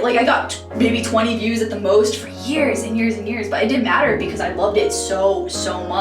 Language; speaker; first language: English; native; English